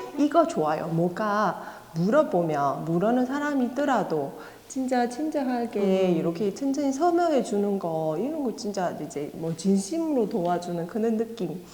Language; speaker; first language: Korean; non-native, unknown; Chinese